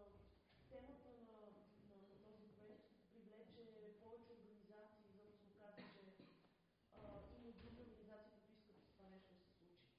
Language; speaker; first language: Bulgarian; native; Bulgarian